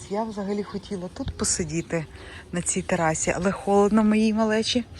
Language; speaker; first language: Ukrainian; native; Ukrainian